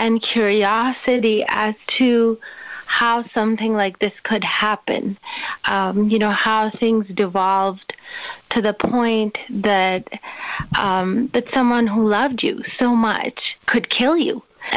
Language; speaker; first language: English; non-native, local second language; Urdu